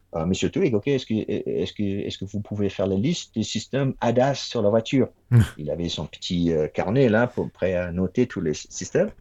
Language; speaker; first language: French; non-native, fluent; English